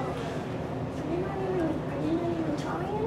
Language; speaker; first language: English; native; English